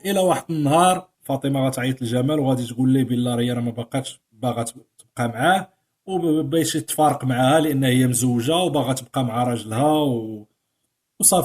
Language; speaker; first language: Arabic; native; Arabic